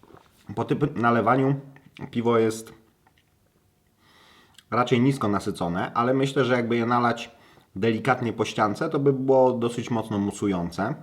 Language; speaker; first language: Polish; native; Polish